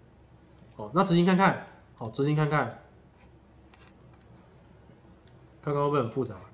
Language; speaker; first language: Chinese; native; Chinese